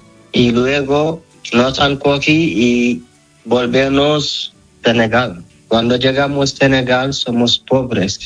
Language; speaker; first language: Spanish; non-native, learner; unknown